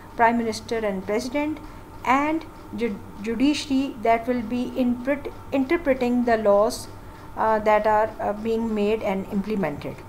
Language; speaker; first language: English; non-native, local second language; Hindi